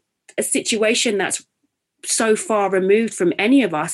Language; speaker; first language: English; native; English